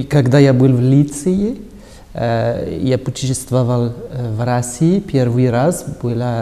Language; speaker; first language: Russian; non-native, learner; French